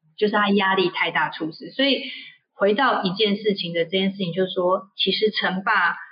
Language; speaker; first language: Chinese; native; Chinese